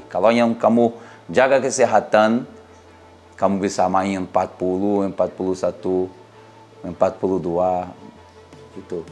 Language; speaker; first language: Indonesian; non-native, learner; Portuguese